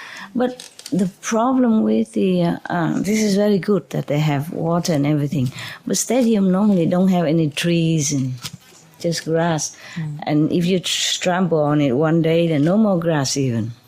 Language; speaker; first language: English; non-native, fluent; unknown